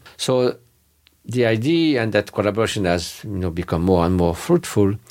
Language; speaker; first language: English; non-native, fluent; French